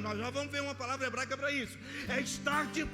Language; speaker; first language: Portuguese; native; Portuguese